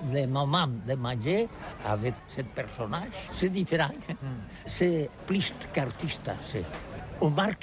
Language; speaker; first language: French; non-native, learner; Catalan